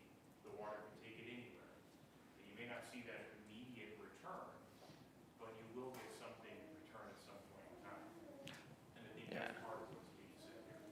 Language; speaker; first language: English; native; English